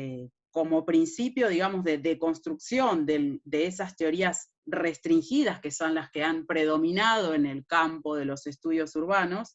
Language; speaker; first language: Spanish; native; Spanish